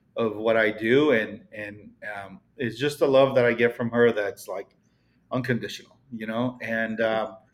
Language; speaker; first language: English; early bilingual, other home language; Spanish